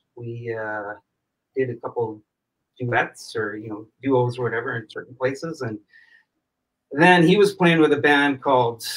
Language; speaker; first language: English; native; English